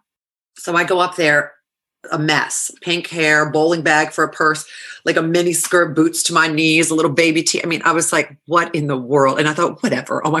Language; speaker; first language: English; native; English